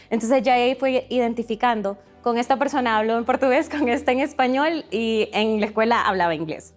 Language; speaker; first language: Spanish; early bilingual, other home language; Portuguese